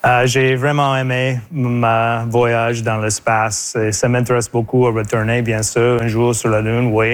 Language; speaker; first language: French; non-native, local second language; English